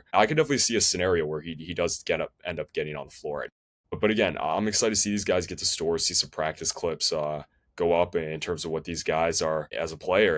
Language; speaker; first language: English; native; English